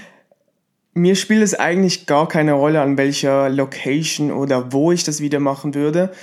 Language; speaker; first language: German; native; German